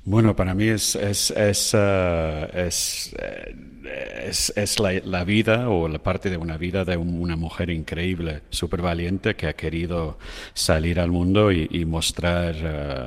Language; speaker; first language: Spanish; non-native, fluent; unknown